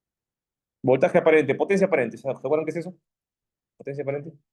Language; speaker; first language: Spanish; native; Spanish